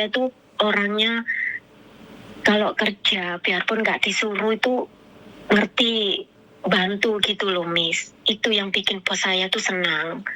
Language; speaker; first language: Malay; non-native, local second language; Javanese